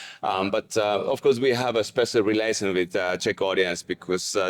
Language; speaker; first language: English; non-native, fluent; Finnish